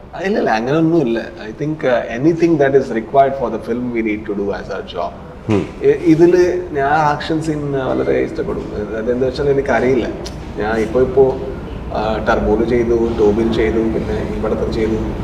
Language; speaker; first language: Malayalam; non-native, local second language; Kannada